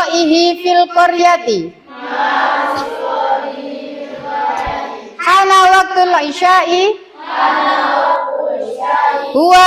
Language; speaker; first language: Arabic; non-native, fluent; Indonesian